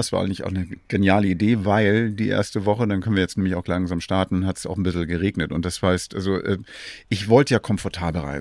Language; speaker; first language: German; native; German